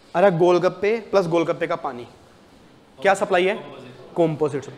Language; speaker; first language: Hindi; native; Hindi